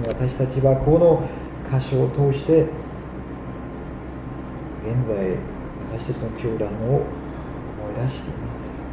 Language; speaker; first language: Japanese; non-native, fluent; German